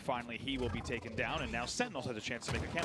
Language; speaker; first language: English; native; English